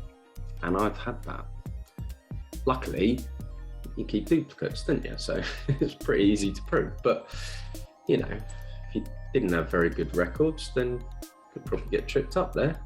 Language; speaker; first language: English; native; English